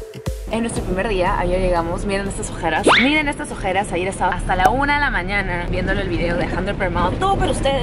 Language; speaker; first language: Spanish; native; Spanish